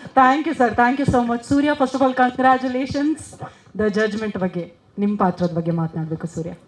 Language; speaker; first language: Kannada; native; Kannada